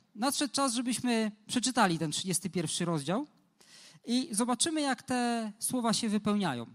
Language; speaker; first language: Polish; native; Polish